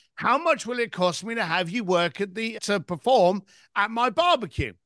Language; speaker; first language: English; native; English